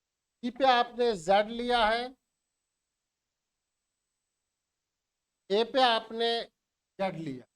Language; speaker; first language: Hindi; native; Hindi